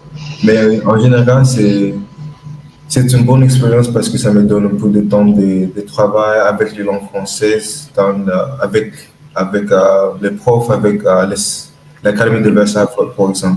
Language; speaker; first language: French; non-native, learner; English